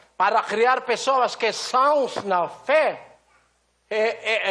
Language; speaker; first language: Portuguese; non-native, learner; Filipino